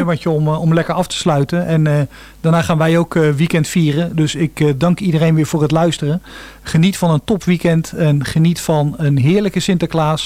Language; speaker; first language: Dutch; native; Dutch